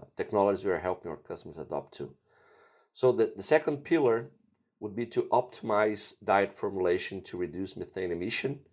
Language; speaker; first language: English; non-native, fluent; Portuguese